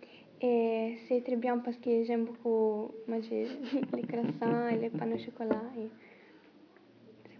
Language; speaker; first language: French; non-native, learner; Italian